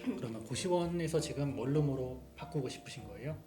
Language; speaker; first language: Korean; native; Korean